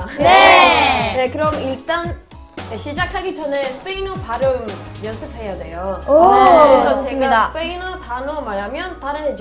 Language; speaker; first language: Korean; non-native, learner; Spanish